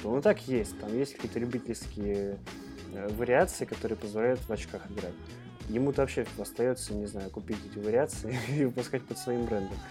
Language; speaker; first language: Russian; native; Russian